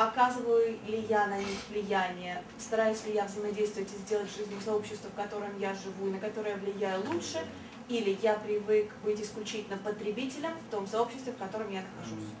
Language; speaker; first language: Russian; native; Russian